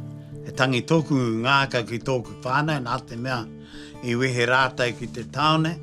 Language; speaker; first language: Māori; native; Māori